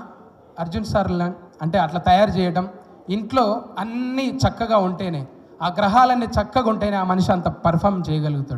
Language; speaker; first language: Telugu; native; Telugu